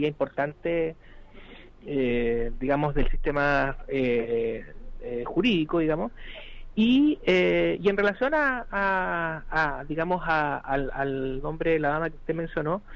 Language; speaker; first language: Spanish; native; Spanish